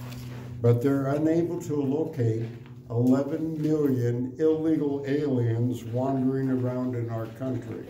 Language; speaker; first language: English; native; English